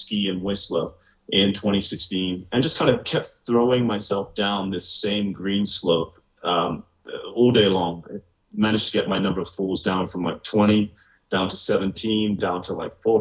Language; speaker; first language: English; native; English